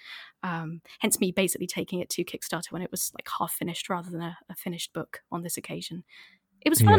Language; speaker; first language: English; native; English